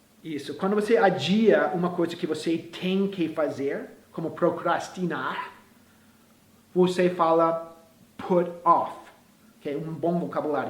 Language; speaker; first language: Portuguese; non-native, fluent; English